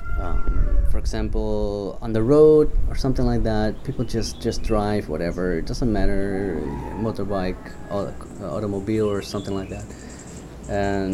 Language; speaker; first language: English; non-native, fluent; Dutch